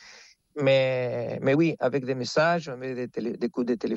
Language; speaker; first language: French; non-native, fluent; Spanish